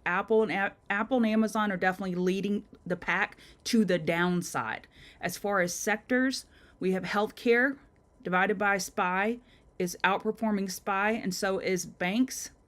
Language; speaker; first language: English; native; English